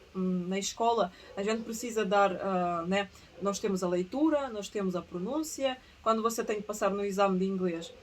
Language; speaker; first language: Portuguese; early bilingual, other home language; Russian